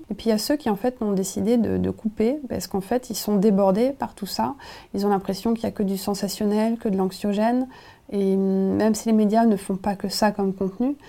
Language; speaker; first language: French; native; French